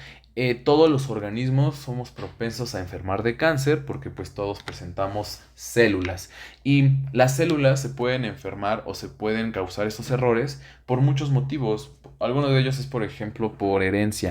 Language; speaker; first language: Spanish; native; Spanish